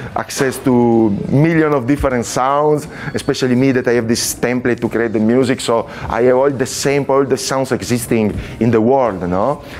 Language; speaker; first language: English; non-native, fluent; Italian